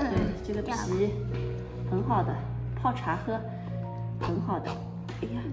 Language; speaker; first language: Chinese; native; Chinese